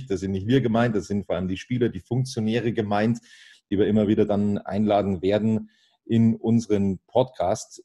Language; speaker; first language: German; native; German